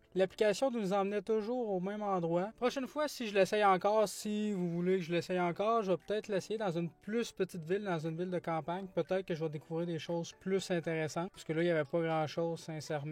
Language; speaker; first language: French; native; French